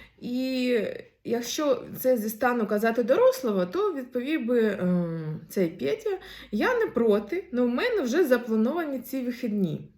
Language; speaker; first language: Ukrainian; non-native, local second language; Russian